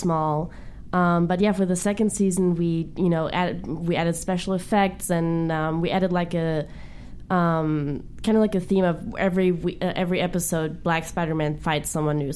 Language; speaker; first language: English; non-native, fluent; German